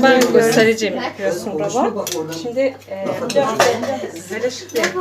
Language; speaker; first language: Turkish; non-native, learner; Persian